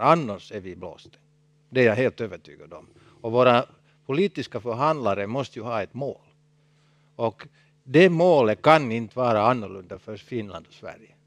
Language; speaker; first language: Swedish; non-native, local second language; Finnish